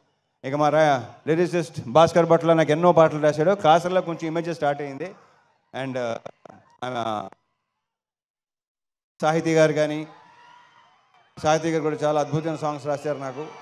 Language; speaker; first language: Telugu; native; Telugu